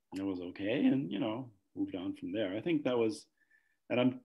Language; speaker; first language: English; native; English